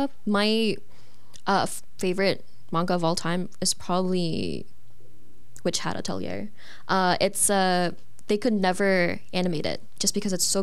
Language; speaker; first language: English; non-native, local second language; Filipino